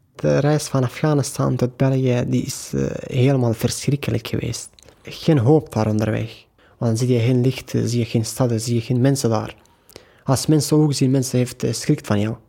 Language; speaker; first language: Dutch; non-native, learner; Persian